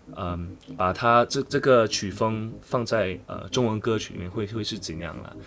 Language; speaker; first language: Chinese; non-native, local second language; English